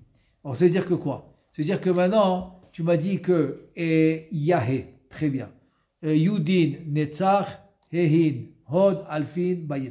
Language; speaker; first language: Hebrew; non-native, fluent; French